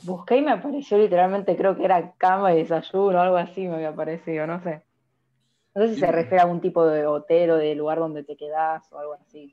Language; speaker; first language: Spanish; native; Spanish